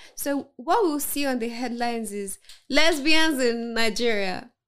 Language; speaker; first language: English; non-native, local second language; Yoruba